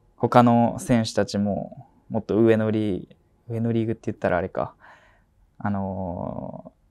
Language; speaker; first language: Japanese; native; Japanese